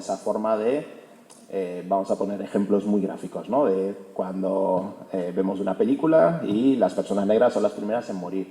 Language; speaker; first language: Spanish; early bilingual, other home language; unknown